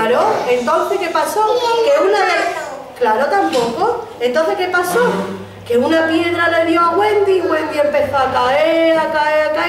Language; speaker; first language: Spanish; native; Spanish